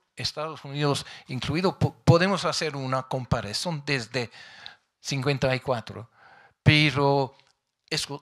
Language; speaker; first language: Spanish; non-native, fluent; English